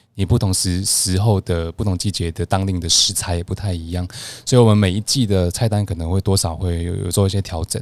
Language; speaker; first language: Chinese; native; Chinese